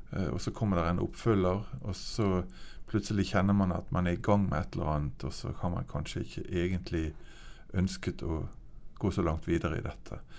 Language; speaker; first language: Norwegian; native; Norwegian